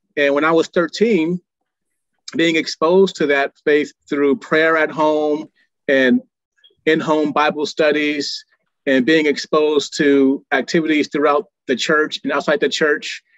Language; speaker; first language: English; native; English